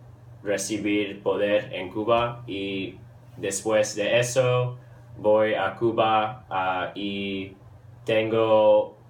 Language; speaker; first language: Spanish; early bilingual, heritage; English